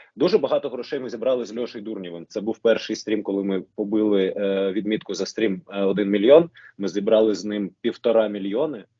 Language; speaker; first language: Ukrainian; non-native, local second language; Russian